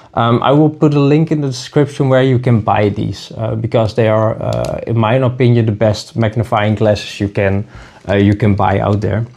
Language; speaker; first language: English; non-native, fluent; Dutch